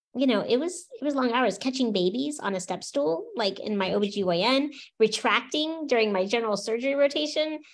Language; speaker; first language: English; native; English